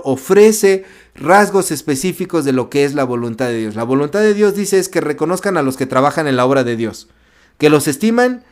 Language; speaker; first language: Spanish; native; Spanish